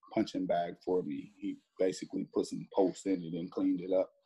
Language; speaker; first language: English; native; English